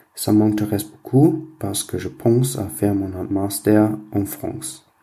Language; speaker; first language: French; non-native, fluent; German